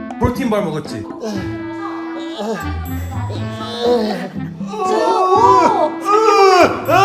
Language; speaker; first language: Korean; non-native, learner; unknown